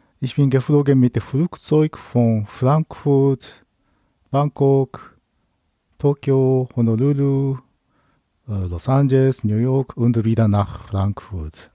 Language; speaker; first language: German; non-native, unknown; Japanese